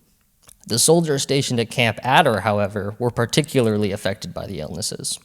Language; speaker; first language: English; native; English